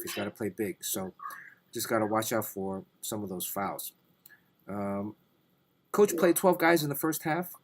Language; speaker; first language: English; native; English